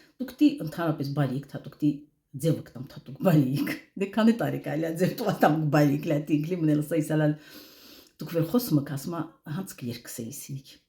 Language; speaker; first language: Armenian; native; Armenian